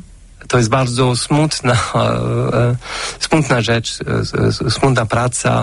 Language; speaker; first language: Polish; non-native, fluent; French